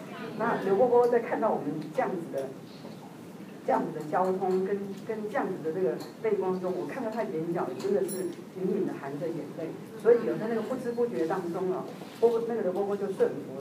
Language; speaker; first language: Chinese; native; Chinese